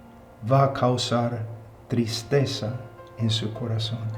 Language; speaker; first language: Spanish; non-native, fluent; English